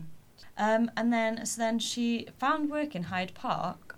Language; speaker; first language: English; native; English